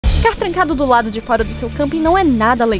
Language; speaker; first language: Portuguese; native; Portuguese